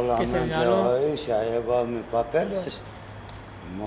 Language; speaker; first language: Spanish; non-native, learner; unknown